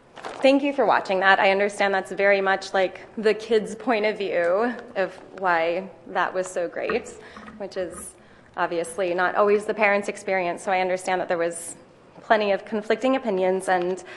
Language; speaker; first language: English; native; English